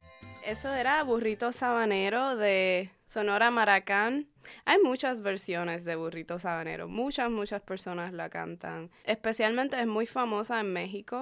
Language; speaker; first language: Spanish; early bilingual, heritage; Spanish